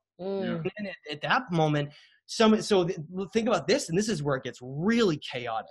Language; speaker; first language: English; native; English